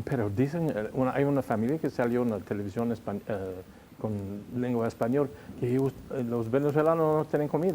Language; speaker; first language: Spanish; non-native, fluent; English